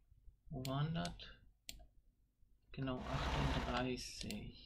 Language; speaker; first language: German; native; German